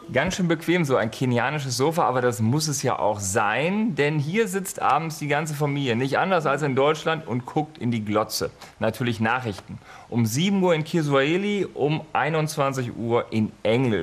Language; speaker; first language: German; native; German